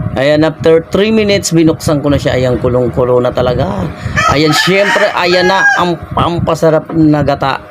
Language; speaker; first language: Filipino; non-native, local second language; Bikol